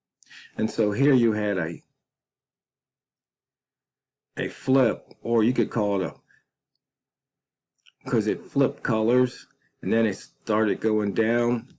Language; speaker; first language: English; native; English